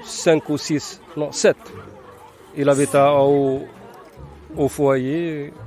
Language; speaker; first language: French; non-native, fluent; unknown